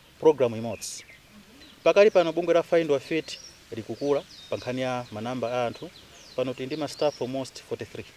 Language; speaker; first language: Nyanja; non-native, local second language; Tumbuka